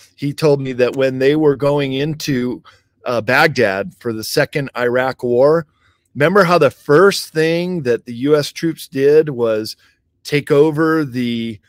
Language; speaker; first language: English; native; English